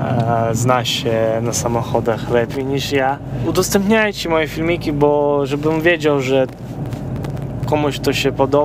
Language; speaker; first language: Polish; non-native, fluent; Ukrainian